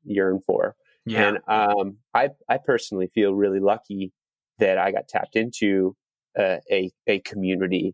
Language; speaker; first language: English; native; English